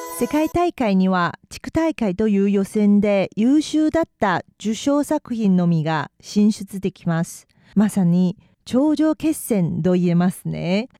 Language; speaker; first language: Japanese; non-native, fluent; Chinese